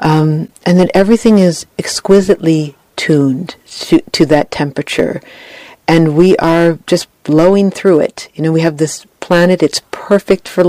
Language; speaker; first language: English; native; English